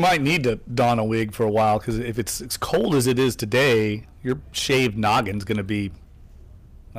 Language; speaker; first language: English; native; English